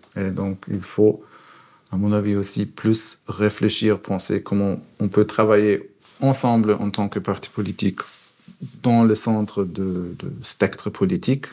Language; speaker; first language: French; non-native, fluent; German